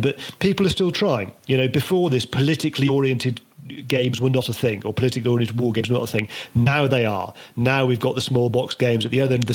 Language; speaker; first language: English; native; English